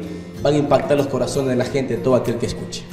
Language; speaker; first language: Spanish; native; Spanish